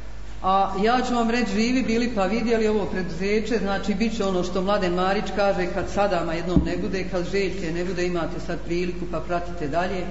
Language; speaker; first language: Croatian; native; Croatian